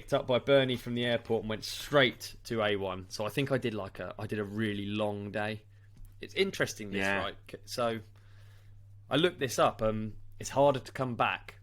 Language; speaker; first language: English; native; English